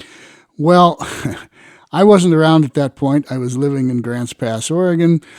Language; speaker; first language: English; native; English